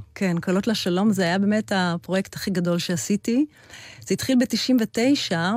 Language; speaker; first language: Hebrew; early bilingual, heritage; Hebrew